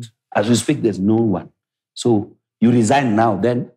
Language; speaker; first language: English; non-native, local second language; Luo (Kenya and Tanzania)